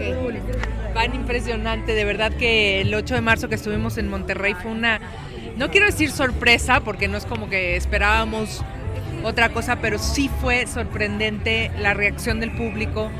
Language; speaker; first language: Spanish; native; Spanish